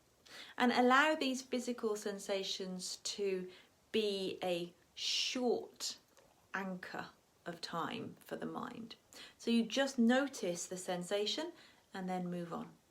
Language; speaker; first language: English; native; English